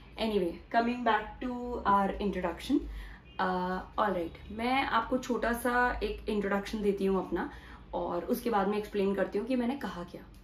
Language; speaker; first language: Hindi; native; Hindi